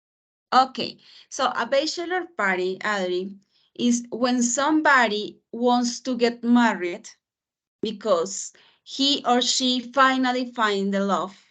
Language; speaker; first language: English; non-native, fluent; Spanish